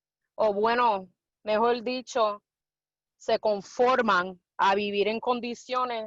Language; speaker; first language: Spanish; early bilingual, heritage; Spanish